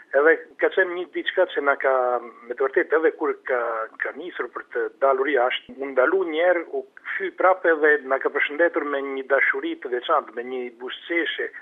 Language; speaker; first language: Albanian; non-native, fluent; Italian